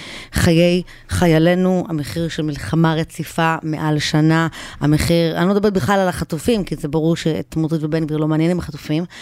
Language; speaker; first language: Hebrew; native; Hebrew